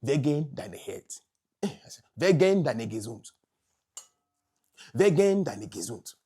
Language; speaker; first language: German; non-native, learner; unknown